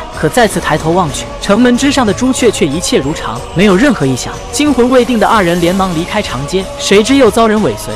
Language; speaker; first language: Chinese; native; Chinese